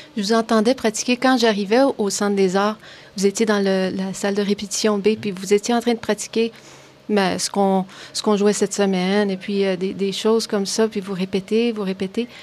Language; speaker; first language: French; native; French